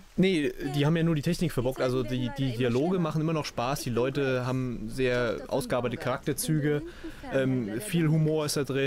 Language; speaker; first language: German; native; German